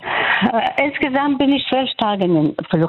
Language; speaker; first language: German; non-native, fluent; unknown